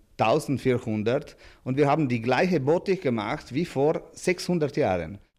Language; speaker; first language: German; non-native, local second language; Italian